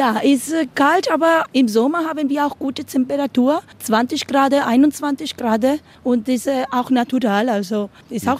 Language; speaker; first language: German; non-native, learner; Spanish